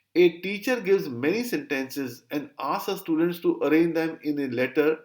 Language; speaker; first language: English; non-native, local second language; Punjabi